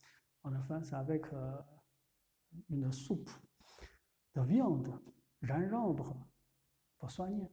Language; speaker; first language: French; non-native, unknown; Chinese